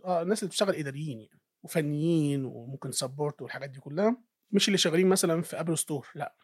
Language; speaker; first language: Arabic; native; Arabic